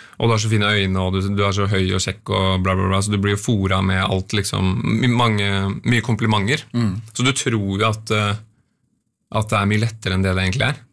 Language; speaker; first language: Norwegian; native; Norwegian